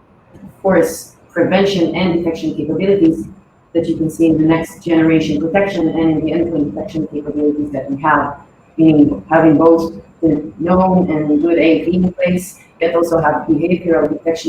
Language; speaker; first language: English; non-native, fluent; Hebrew